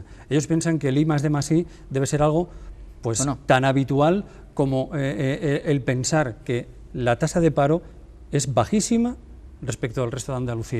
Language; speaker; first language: Spanish; native; Spanish